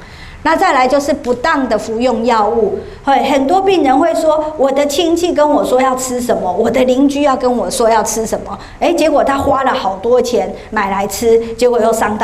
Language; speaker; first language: Chinese; native; Chinese